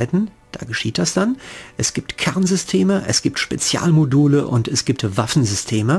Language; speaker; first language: German; native; German